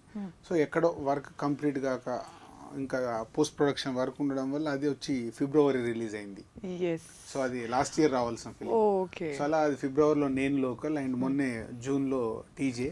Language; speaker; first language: Telugu; native; Telugu